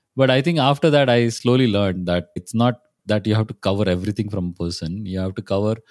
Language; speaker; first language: English; non-native, local second language; Marathi